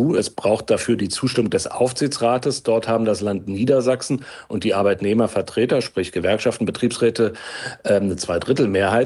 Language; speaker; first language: German; native; German